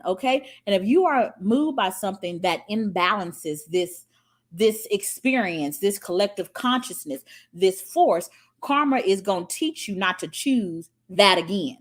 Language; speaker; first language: English; native; English